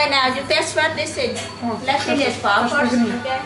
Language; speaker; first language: English; non-native, learner; Vietnamese